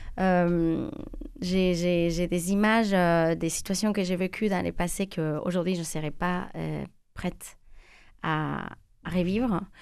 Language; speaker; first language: French; non-native, fluent; Spanish